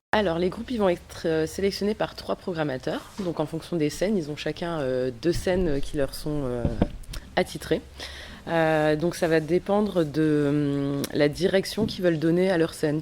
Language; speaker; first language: French; native; French